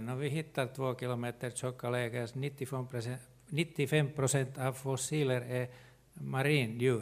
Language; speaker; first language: Swedish; non-native, local second language; Finnish